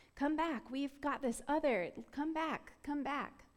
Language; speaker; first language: English; native; English